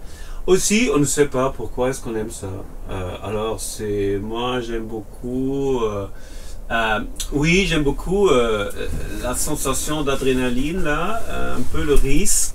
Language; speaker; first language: French; non-native, fluent; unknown